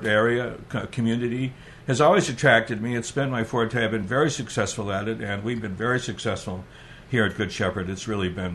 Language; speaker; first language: English; native; English